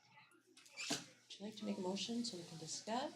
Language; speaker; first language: English; native; English